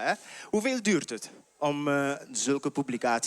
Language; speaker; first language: Dutch; non-native, local second language; Papiamento